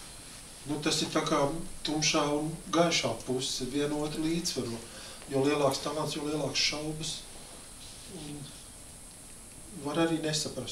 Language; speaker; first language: Latvian; native; Latvian